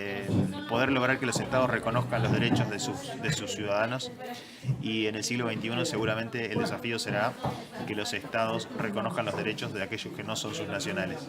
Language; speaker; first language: Spanish; native; Spanish